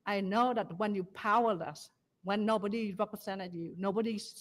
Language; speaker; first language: English; non-native, learner; Vietnamese